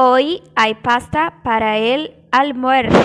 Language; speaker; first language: Spanish; non-native, fluent; Portuguese